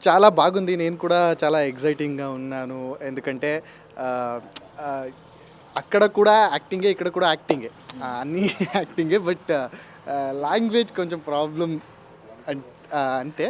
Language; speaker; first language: Telugu; non-native, learner; Kannada